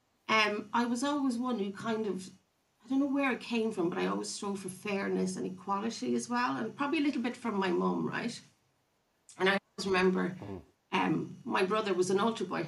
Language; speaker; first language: English; native; English